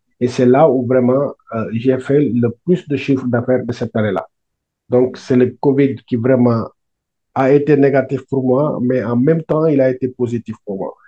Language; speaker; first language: French; non-native, local second language; Wolof